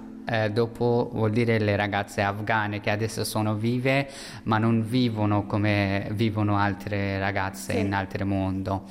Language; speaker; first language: Italian; non-native, learner; Persian